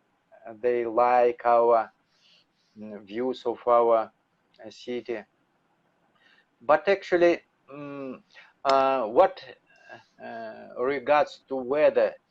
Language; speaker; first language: English; non-native, learner; Russian